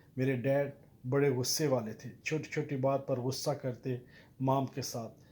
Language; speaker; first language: Urdu; non-native, local second language; Punjabi